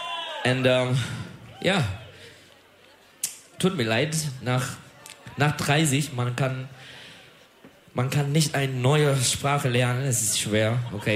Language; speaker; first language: German; non-native, learner; Turkish